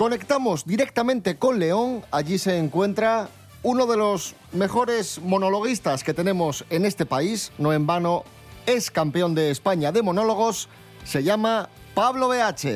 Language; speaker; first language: Spanish; native; Spanish